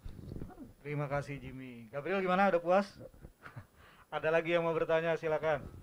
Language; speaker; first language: Indonesian; native; Indonesian